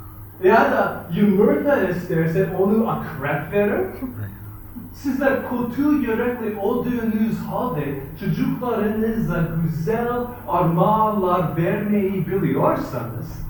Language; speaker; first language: Turkish; non-native, fluent; English